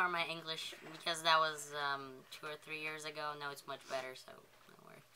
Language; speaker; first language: English; early bilingual, other home language; Polish